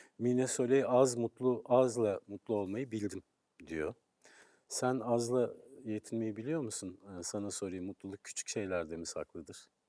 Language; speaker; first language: Turkish; native; Turkish